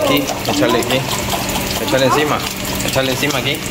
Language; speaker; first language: Spanish; native; Spanish